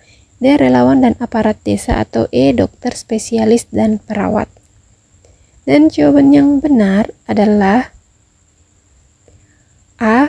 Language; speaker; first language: Indonesian; native; Indonesian